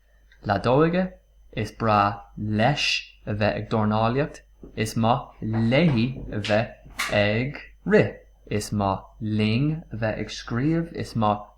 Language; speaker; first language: Irish; non-native, local second language; English